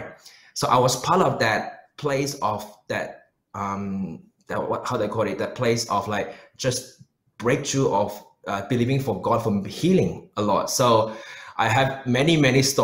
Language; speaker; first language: English; non-native, local second language; Chinese